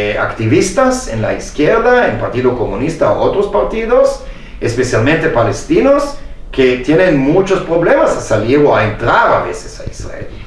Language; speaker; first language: Spanish; non-native, fluent; Hebrew